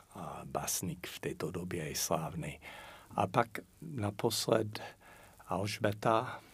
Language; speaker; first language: Czech; non-native, fluent; English